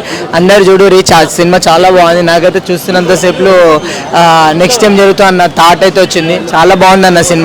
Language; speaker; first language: Telugu; native; Telugu